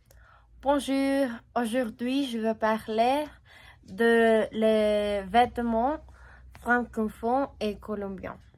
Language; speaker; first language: French; non-native, learner; Spanish